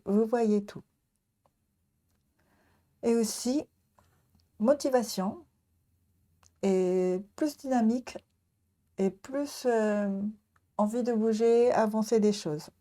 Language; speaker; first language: French; non-native, learner; Japanese